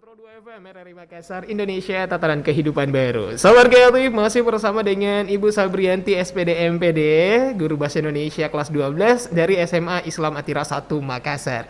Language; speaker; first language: Indonesian; native; Indonesian